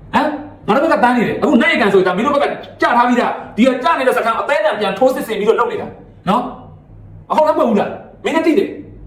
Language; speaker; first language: Burmese; native; Burmese